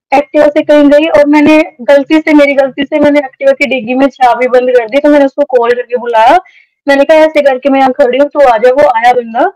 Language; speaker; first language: Hindi; native; Hindi